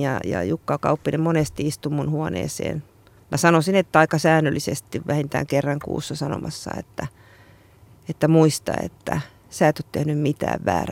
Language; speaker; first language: Finnish; native; Finnish